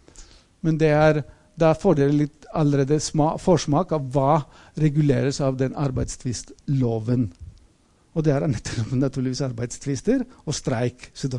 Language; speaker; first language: Norwegian; non-native, fluent; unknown